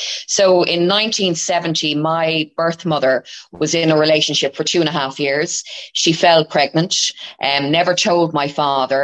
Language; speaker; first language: English; native; English